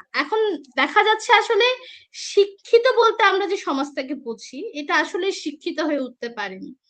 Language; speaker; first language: Bangla; non-native, local second language; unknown